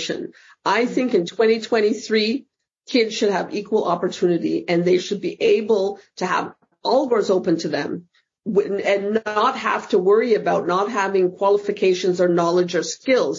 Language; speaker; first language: English; native; English